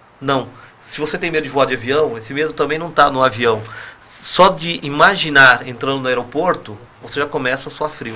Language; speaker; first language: Portuguese; native; Portuguese